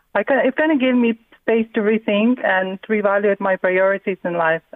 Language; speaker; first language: English; non-native, fluent; Russian